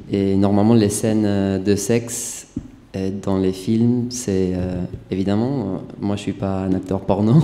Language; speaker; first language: French; non-native, fluent; Spanish